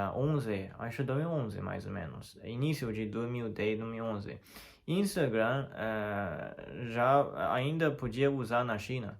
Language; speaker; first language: Portuguese; non-native, fluent; Chinese